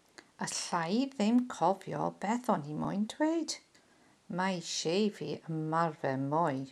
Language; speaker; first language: Welsh; non-native, learner; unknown